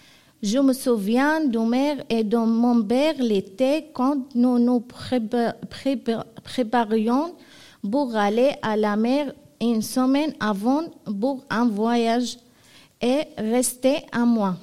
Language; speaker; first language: French; non-native, learner; Arabic